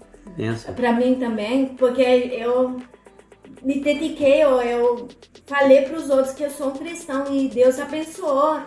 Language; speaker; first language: Portuguese; non-native, fluent; German